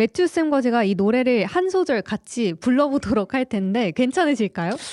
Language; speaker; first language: Korean; native; Korean